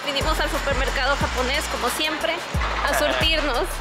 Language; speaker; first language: Spanish; native; Spanish